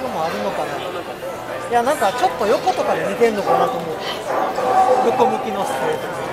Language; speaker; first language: Japanese; native; Japanese